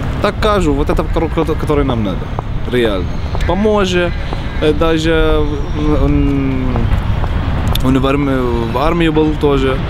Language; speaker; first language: Russian; non-native, learner; Arabic